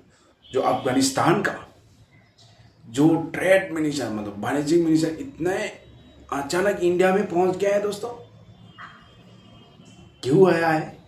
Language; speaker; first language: Hindi; non-native, local second language; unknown